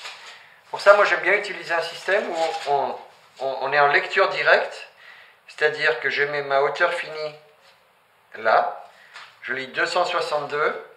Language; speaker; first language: French; native; French